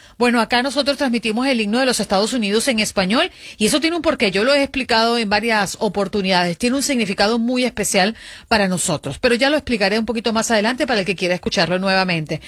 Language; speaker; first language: Spanish; native; Spanish